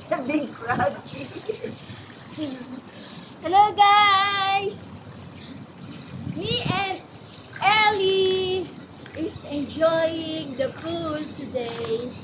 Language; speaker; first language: English; non-native, local second language; Filipino